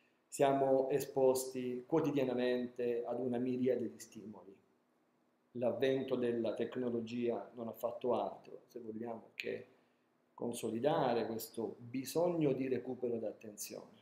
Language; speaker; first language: Italian; native; Italian